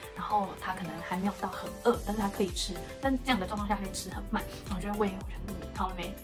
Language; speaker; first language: Chinese; native; Chinese